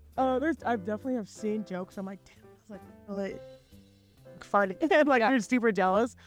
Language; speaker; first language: English; native; English